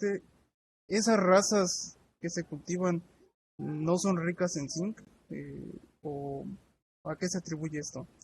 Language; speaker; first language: Spanish; native; Spanish